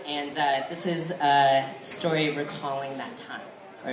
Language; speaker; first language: English; early bilingual, other home language; Filipino